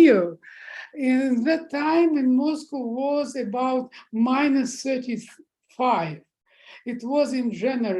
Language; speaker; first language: English; non-native, fluent; Russian